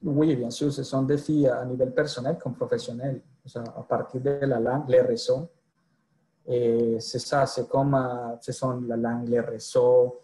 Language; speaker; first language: French; non-native, fluent; Spanish